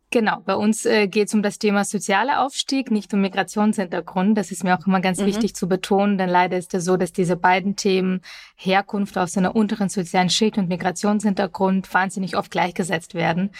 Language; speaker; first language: German; early bilingual, other home language; Russian